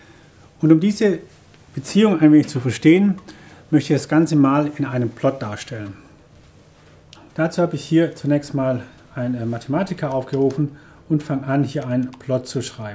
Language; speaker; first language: German; native; German